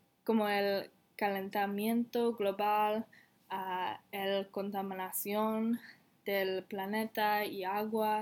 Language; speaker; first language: Spanish; non-native, learner; English